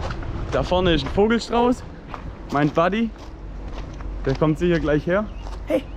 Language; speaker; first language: German; native; German